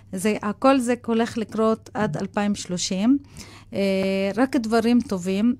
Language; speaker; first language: Hebrew; non-native, local second language; Arabic